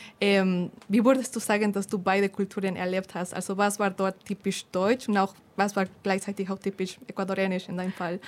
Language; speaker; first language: German; non-native, fluent; Spanish